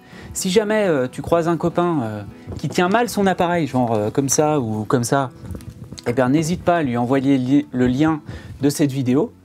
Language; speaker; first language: French; native; French